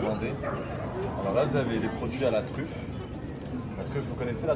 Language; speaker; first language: French; native; French